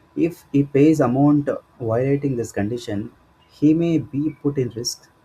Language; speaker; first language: English; non-native, local second language; Kannada